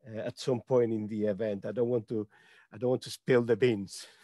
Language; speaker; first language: English; non-native, fluent; Spanish